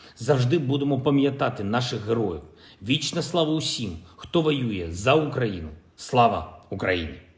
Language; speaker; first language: Ukrainian; non-native, local second language; Russian